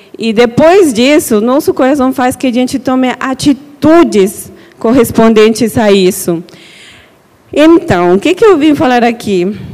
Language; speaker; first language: Portuguese; non-native, fluent; Spanish